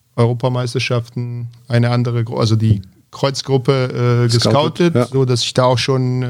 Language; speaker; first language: German; early bilingual, other home language; Bosnian